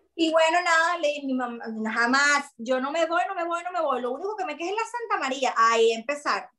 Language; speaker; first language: Spanish; native; Spanish